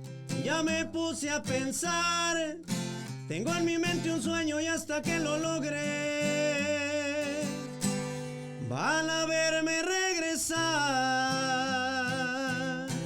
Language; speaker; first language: Spanish; native; Spanish